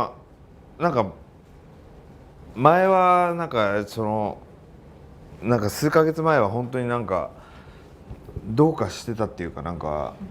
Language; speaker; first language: Japanese; native; Japanese